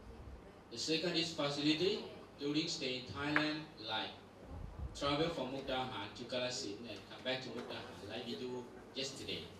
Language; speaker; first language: English; non-native, learner; Thai